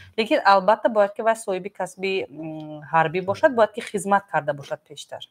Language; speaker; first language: Tajik; native; Tajik